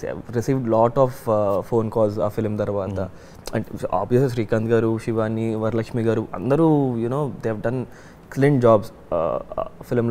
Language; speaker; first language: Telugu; native; Telugu